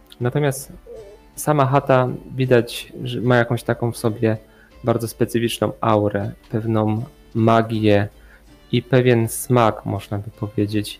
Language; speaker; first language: Polish; native; Polish